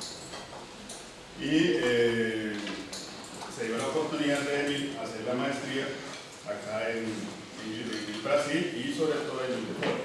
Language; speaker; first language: Spanish; native; Spanish